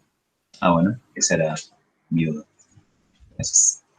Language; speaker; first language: Spanish; native; Spanish